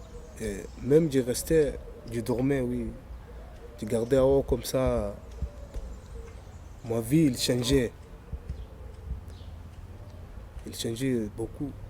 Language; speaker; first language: French; non-native, learner; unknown